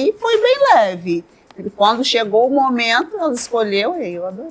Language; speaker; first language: Portuguese; native; Portuguese